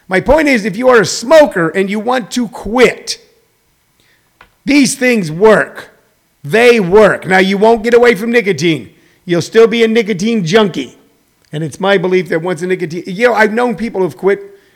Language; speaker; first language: English; native; English